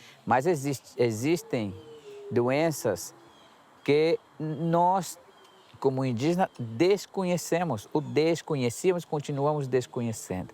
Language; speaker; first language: Portuguese; non-native, local second language; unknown